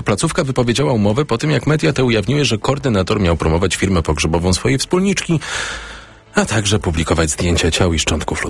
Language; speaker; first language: Polish; native; Polish